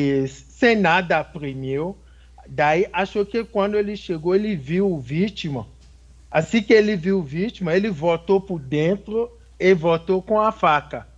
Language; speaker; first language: Portuguese; non-native, fluent; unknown